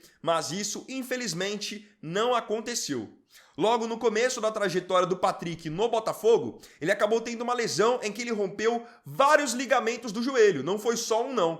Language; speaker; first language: Portuguese; native; Portuguese